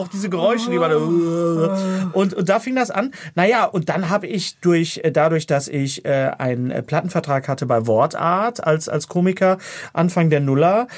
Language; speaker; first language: German; native; German